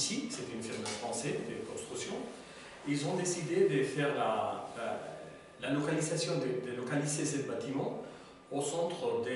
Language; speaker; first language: French; non-native, learner; Spanish